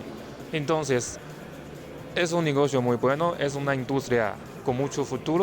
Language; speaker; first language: Spanish; non-native, fluent; Chinese